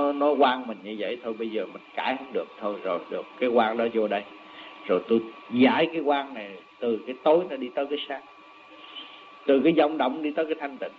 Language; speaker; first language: Vietnamese; native; Vietnamese